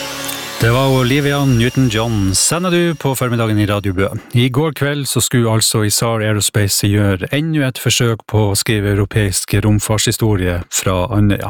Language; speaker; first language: Norwegian; native; Norwegian